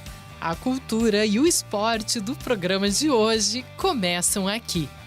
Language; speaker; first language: Portuguese; native; Portuguese